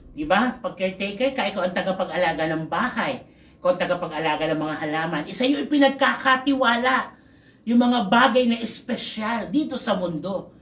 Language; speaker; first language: Filipino; native; Filipino